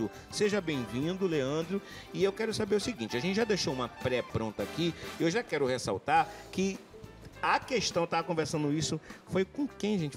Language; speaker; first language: Portuguese; native; Portuguese